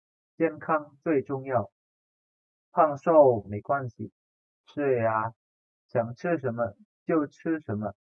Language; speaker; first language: Chinese; non-native, fluent; Indonesian